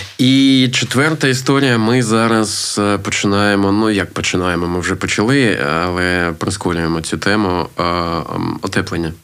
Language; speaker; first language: Ukrainian; non-native, local second language; Russian